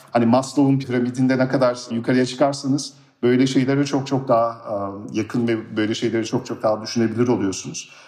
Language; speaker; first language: Turkish; early bilingual, heritage; Turkish